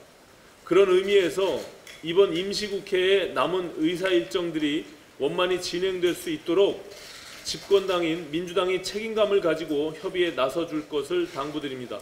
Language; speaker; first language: Korean; native; Korean